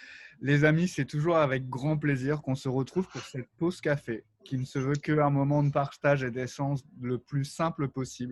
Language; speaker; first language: French; native; French